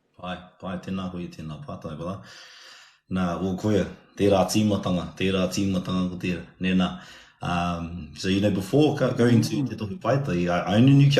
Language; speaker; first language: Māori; non-native, local second language; English